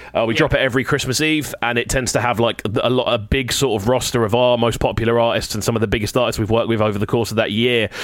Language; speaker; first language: English; native; English